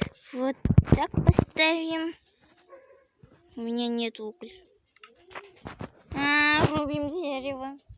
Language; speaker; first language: Russian; non-native, local second language; Kazakh